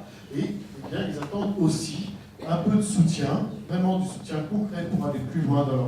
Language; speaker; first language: French; native; French